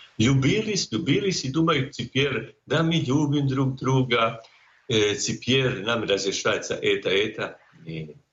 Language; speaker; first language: Russian; non-native, fluent; Croatian